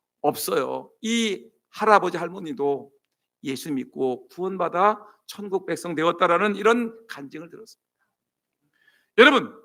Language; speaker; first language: Korean; native; Korean